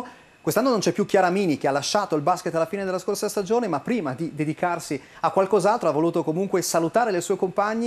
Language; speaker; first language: Italian; native; Italian